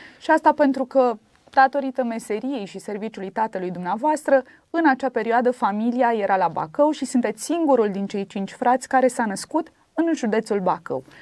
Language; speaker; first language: Romanian; native; Romanian